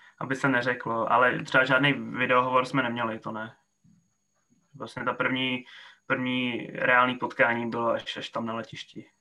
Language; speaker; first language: Czech; native; Czech